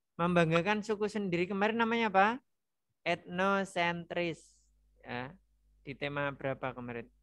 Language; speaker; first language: Indonesian; non-native, local second language; Javanese